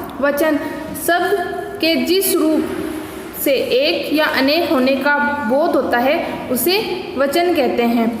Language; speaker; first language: Hindi; native; Hindi